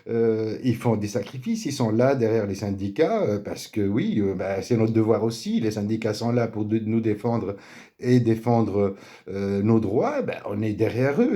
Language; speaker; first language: French; native; French